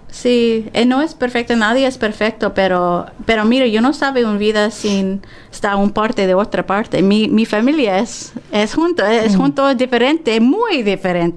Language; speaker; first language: Spanish; non-native, learner; English